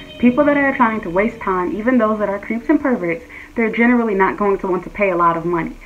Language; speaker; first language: English; native; English